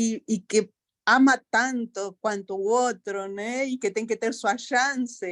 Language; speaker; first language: Portuguese; non-native, fluent; Spanish